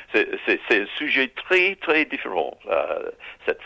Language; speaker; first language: French; non-native, learner; English